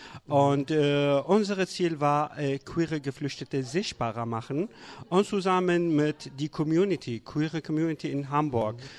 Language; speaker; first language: German; non-native, learner; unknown